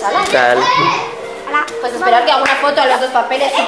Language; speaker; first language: Spanish; native; Spanish